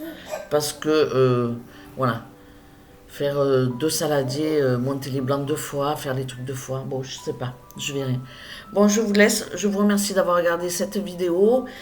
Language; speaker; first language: French; native; French